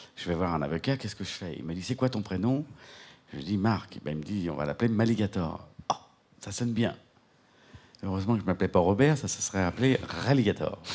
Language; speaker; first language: French; native; French